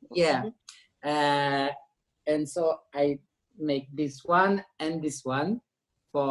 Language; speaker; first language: English; non-native, learner; French